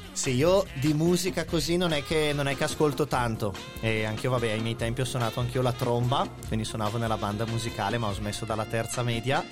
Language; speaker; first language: Italian; native; Italian